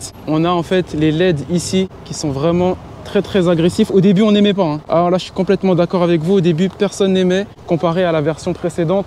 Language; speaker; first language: French; native; French